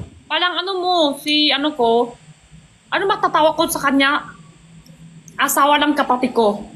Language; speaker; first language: Filipino; non-native, learner; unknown